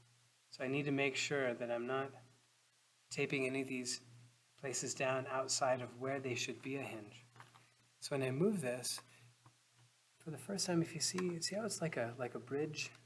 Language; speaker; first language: English; native; English